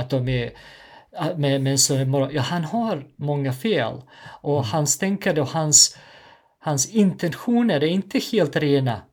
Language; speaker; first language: Swedish; non-native, fluent; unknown